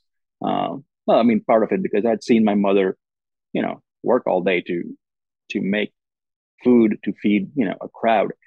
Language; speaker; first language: English; non-native, local second language; Gujarati